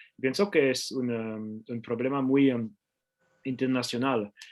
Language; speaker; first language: Spanish; non-native, learner; French